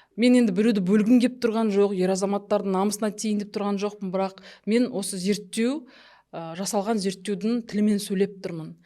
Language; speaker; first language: Kazakh; native; Kazakh